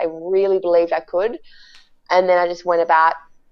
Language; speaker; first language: English; native; English